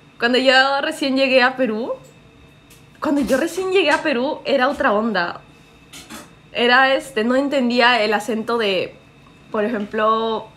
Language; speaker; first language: Spanish; early bilingual, heritage; Spanish